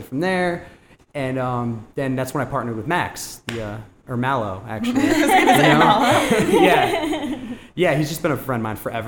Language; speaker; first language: English; native; English